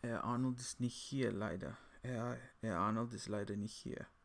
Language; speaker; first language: German; non-native, learner; English